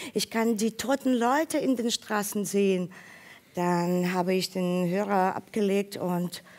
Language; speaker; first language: German; non-native, fluent; Ukrainian